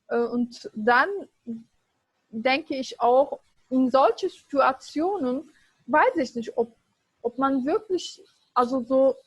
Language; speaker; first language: German; non-native, fluent; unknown